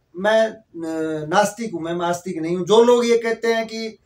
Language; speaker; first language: Hindi; native; Hindi